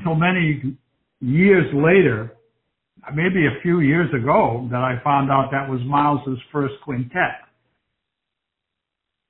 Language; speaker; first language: English; native; English